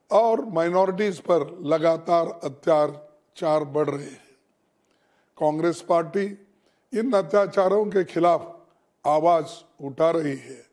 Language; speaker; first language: Hindi; non-native, local second language; Kannada